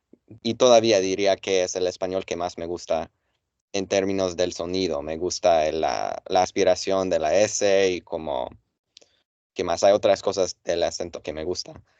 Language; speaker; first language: Spanish; non-native, fluent; English